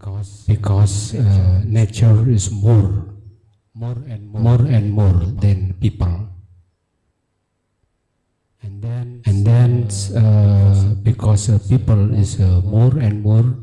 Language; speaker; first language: English; non-native, learner; Indonesian